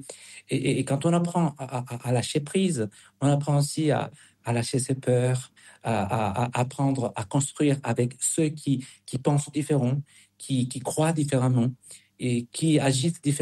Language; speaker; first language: French; non-native, fluent; Spanish